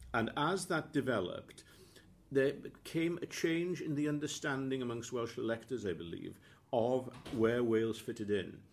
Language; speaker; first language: English; native; English